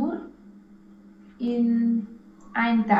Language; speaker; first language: German; non-native, learner; Romanian